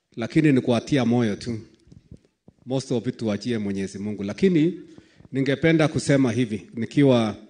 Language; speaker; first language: Swahili; native; Swahili